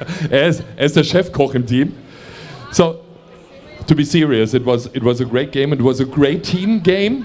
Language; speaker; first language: English; non-native, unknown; German